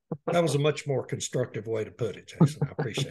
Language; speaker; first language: English; native; English